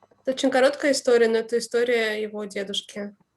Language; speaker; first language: Russian; native; Russian